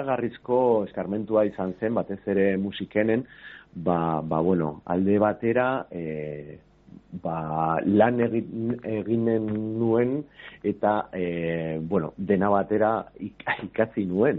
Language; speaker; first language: Basque; non-native, local second language; Spanish